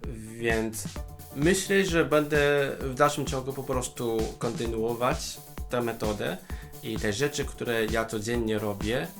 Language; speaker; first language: Polish; non-native, fluent; Cantonese